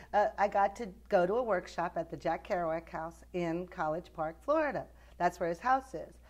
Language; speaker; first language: English; native; English